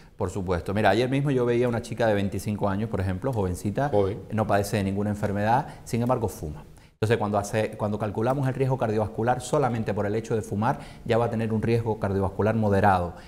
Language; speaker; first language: Spanish; native; Spanish